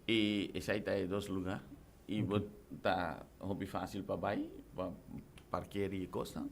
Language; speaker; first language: Spanish; non-native, local second language; Papiamento